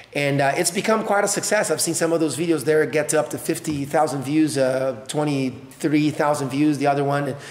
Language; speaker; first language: English; non-native, fluent; Portuguese